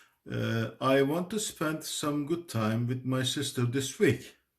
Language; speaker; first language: English; non-native, fluent; Turkish